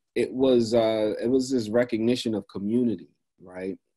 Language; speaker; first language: English; native; English